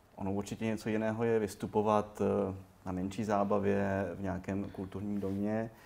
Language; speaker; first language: Czech; native; Czech